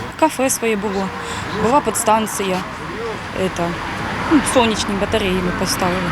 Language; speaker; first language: Ukrainian; non-native, local second language; Russian